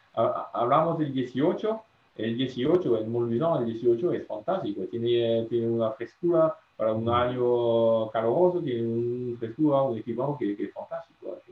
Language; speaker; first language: Spanish; non-native, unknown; French